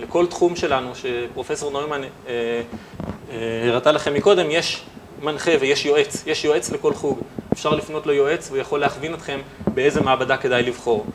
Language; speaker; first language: Hebrew; native; Hebrew